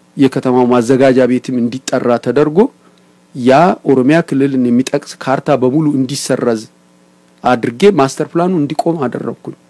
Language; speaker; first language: Amharic; non-native, local second language; Oromo